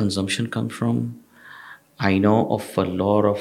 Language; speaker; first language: English; non-native, local second language; Gujarati